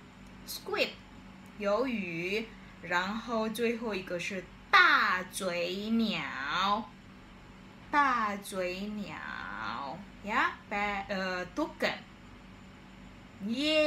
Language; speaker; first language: Chinese; non-native, fluent; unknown